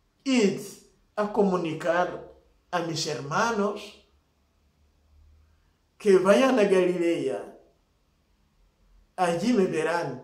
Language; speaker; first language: Spanish; non-native, fluent; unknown